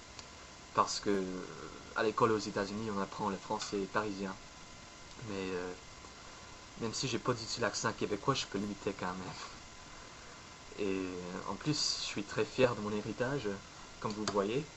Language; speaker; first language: French; non-native, fluent; English